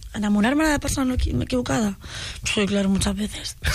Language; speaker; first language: Spanish; native; Spanish